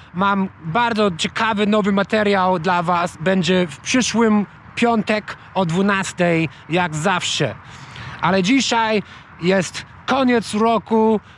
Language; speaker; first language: Polish; non-native, learner; English